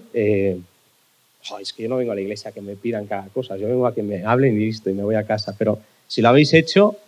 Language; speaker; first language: Spanish; native; Spanish